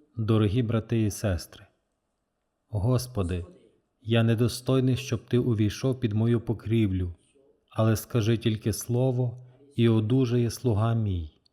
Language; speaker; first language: Ukrainian; non-native, fluent; French